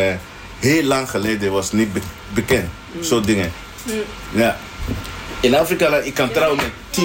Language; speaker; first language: Dutch; non-native, learner; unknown